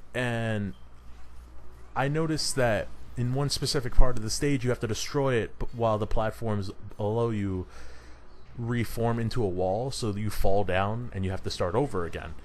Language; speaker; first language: English; native; English